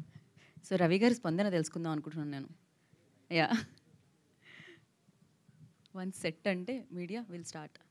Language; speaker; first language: Telugu; native; Telugu